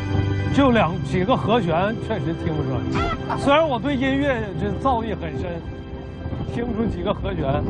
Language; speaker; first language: Chinese; native; Chinese